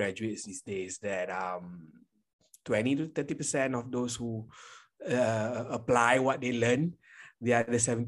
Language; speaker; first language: English; non-native, local second language; Malay